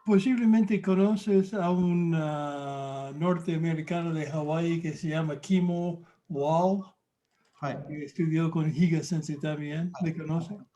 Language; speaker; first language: Spanish; non-native, fluent; English